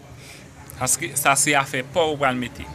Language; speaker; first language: French; non-native, local second language; Haitian Creole